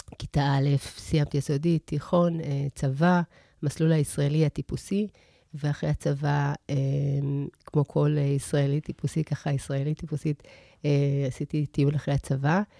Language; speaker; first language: Hebrew; early bilingual, other home language; Amharic